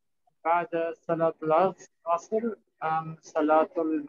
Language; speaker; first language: Arabic; non-native, learner; German